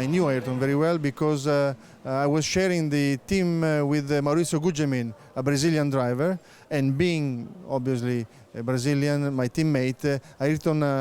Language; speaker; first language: English; non-native, fluent; Italian